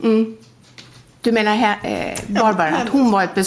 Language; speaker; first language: Swedish; native; Swedish